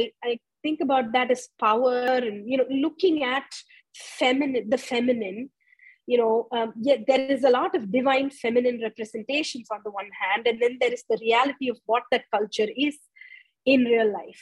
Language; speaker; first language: English; non-native, local second language; Tamil